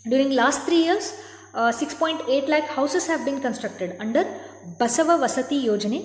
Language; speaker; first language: English; non-native, local second language; Kannada